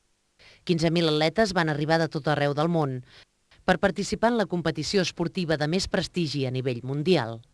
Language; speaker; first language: Catalan; native; Catalan